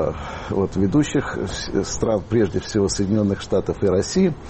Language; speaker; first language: Russian; native; Russian